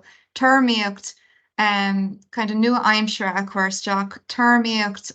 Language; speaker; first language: Irish; non-native, local second language; English